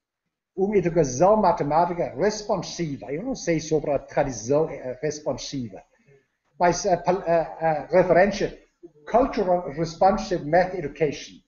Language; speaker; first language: Portuguese; non-native, learner; Danish